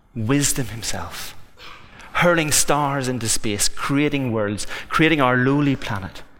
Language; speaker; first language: English; native; English